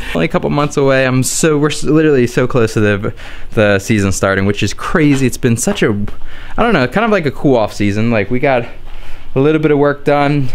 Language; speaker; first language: English; native; English